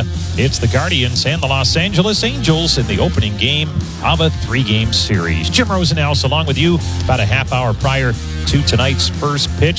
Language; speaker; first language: English; native; English